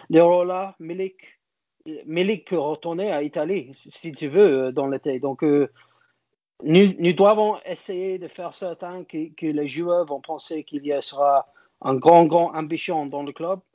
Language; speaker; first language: French; non-native, learner; English